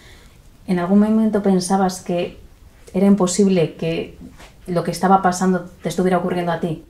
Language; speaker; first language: Spanish; native; Spanish